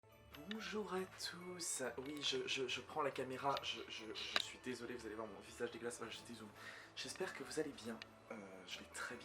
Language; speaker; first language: French; native; French